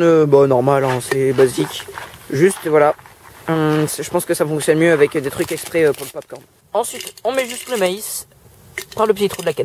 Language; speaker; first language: French; native; French